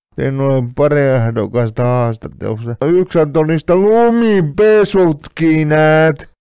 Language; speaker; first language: Finnish; native; Finnish